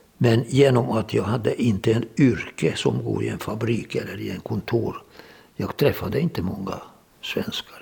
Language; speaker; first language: Swedish; non-native, fluent; Hungarian